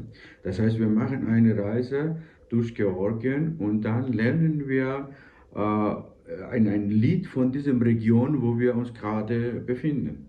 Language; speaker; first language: German; non-native, fluent; Georgian